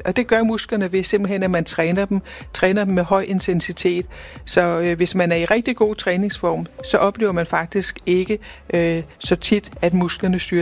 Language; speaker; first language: Danish; native; Danish